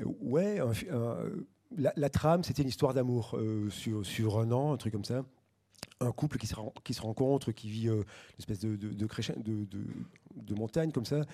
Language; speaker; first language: French; native; French